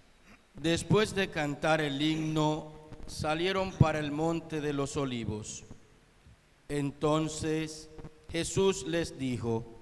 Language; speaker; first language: Spanish; native; Spanish